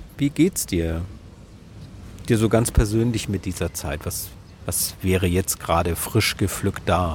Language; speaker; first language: German; native; German